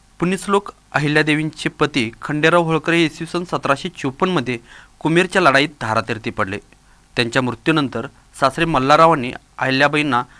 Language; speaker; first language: Marathi; native; Marathi